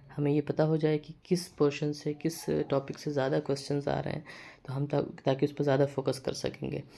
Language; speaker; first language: Urdu; native; Urdu